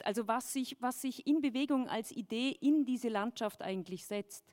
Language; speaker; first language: German; native; German